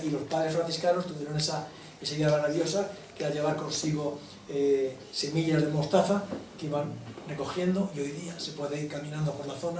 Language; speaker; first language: Spanish; native; Spanish